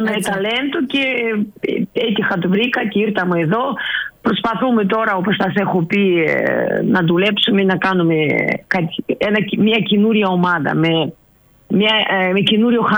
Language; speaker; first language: Greek; non-native, learner; Russian